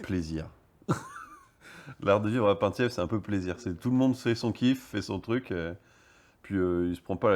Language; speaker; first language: French; native; French